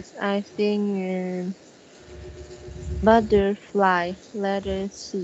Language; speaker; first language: English; non-native, learner; Vietnamese